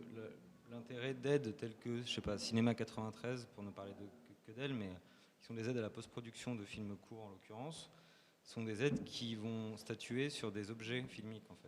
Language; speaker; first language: French; native; French